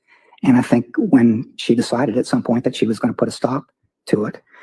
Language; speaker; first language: English; native; English